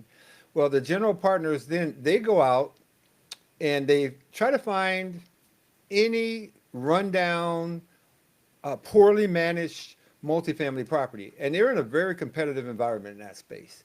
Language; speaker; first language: English; native; English